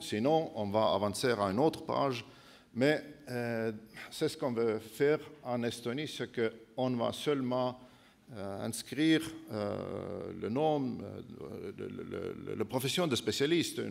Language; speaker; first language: French; non-native, fluent; Estonian